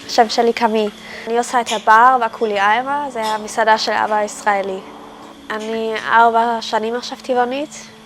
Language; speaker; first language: Hebrew; early bilingual, heritage; German